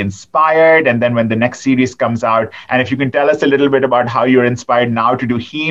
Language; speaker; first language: English; non-native, local second language; Urdu